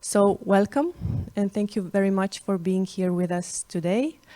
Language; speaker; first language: English; non-native, fluent; Romanian